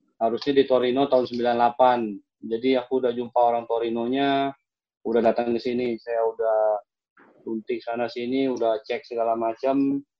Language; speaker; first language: Indonesian; native; Indonesian